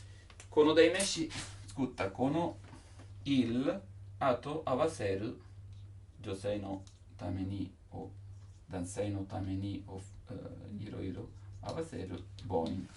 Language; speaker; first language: Japanese; non-native, learner; Italian